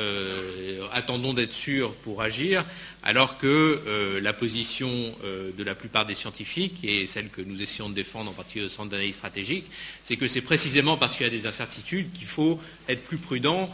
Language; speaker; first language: French; native; French